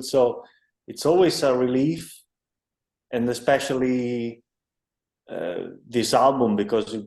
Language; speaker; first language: English; non-native, fluent; Italian